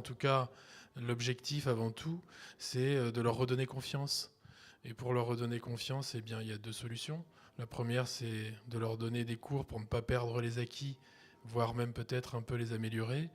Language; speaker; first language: French; native; French